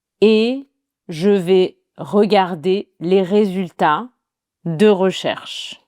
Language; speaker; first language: French; native; French